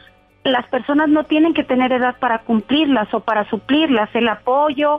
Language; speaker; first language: Spanish; native; Spanish